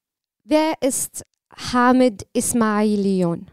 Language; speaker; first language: German; non-native, learner; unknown